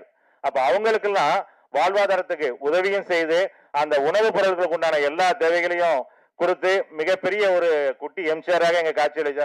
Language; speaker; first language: Tamil; native; Tamil